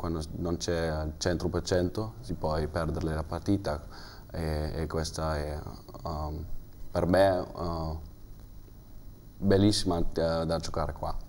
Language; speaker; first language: Italian; non-native, learner; German